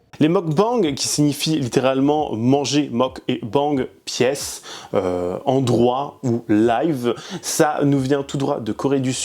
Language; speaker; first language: French; native; French